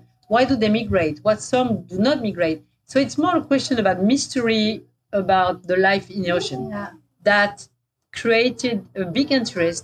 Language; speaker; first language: English; non-native, fluent; French